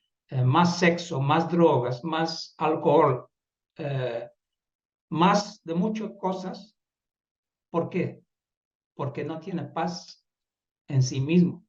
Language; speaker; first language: Spanish; non-native, fluent; Dutch